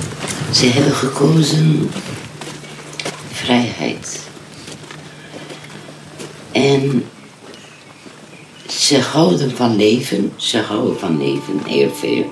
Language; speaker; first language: Dutch; non-native, fluent; Kurdish